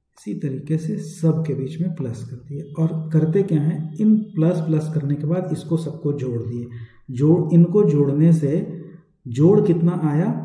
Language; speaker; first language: Hindi; native; Hindi